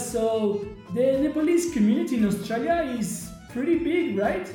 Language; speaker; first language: English; non-native, fluent; Portuguese